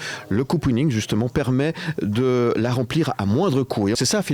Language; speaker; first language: French; native; French